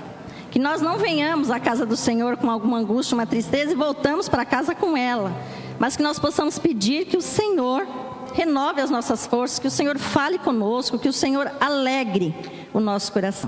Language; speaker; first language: Portuguese; native; Portuguese